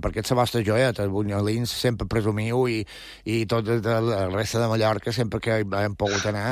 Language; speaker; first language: Catalan; native; Catalan